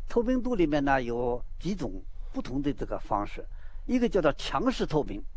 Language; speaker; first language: Chinese; native; Chinese